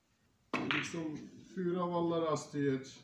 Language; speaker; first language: Swedish; non-native, fluent; Turkish